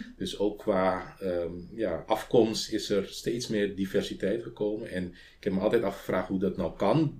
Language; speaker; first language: Dutch; non-native, local second language; Papiamento